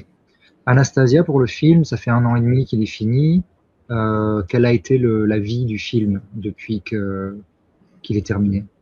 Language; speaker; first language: French; native; French